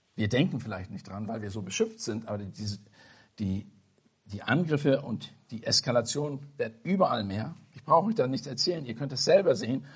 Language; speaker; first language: German; non-native, fluent; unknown